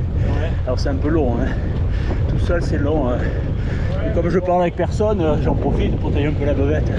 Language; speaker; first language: French; native; French